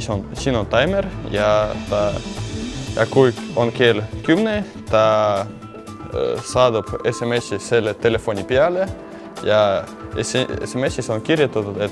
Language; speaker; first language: Estonian; non-native, local second language; Russian